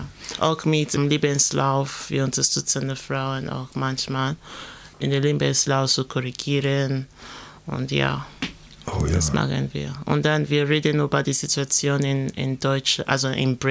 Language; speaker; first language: German; non-native, learner; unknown